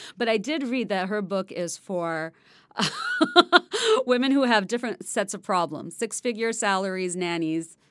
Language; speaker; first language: English; non-native, local second language; Bangla